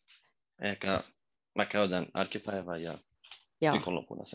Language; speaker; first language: Finnish; non-native, learner; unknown